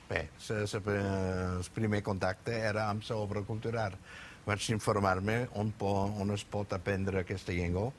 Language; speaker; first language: Catalan; non-native, fluent; German